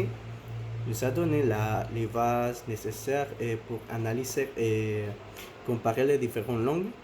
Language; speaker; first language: French; non-native, learner; Spanish